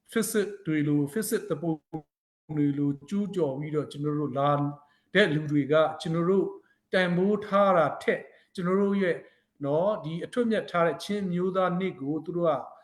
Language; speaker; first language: Burmese; non-native, local second language; Hakha Chin